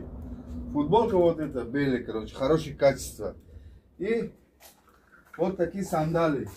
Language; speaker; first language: Russian; non-native, learner; Tajik